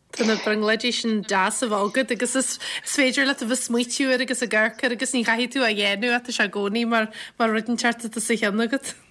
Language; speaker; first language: Irish; native; Irish